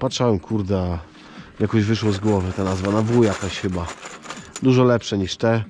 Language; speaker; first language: Polish; native; Polish